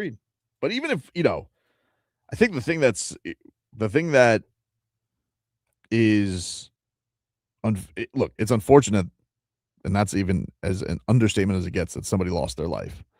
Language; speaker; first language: English; native; English